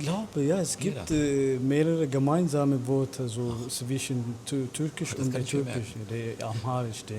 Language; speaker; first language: German; non-native, fluent; Amharic